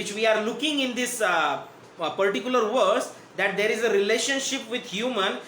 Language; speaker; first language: English; non-native, local second language; Marathi